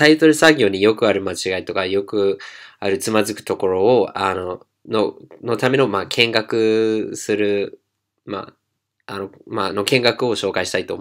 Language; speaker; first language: Japanese; non-native, fluent; English